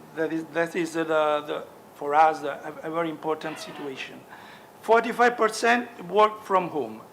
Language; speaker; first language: English; non-native, learner; Italian